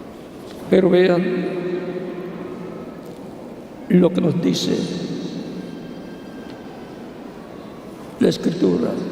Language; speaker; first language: Spanish; native; Spanish